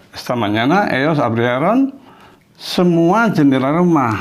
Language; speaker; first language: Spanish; non-native, fluent; Indonesian